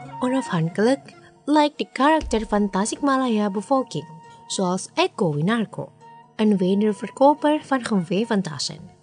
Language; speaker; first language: Dutch; non-native, fluent; Indonesian